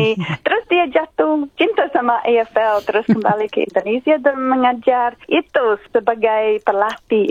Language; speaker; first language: Indonesian; non-native, fluent; English